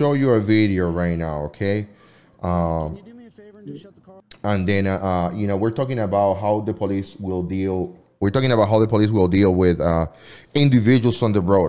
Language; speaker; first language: English; non-native, fluent; Spanish